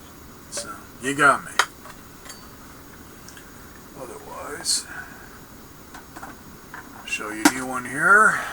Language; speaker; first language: English; native; English